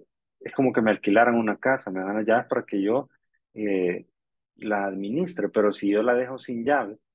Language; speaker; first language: Spanish; native; Spanish